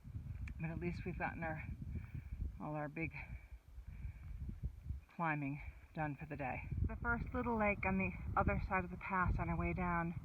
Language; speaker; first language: English; non-native, fluent; German